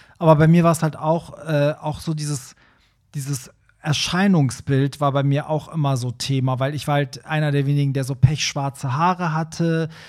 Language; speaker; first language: German; early bilingual, other home language; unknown